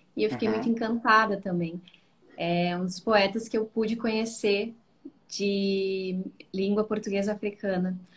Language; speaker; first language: Portuguese; native; Portuguese